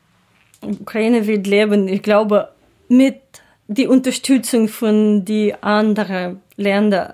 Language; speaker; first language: German; non-native, learner; Ukrainian